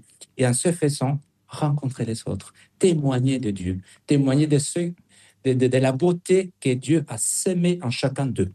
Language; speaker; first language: French; non-native, fluent; Spanish